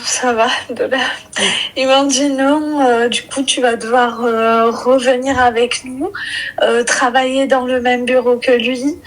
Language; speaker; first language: French; early bilingual, other home language; Arabic